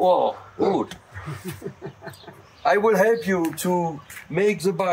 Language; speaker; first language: English; non-native, learner; German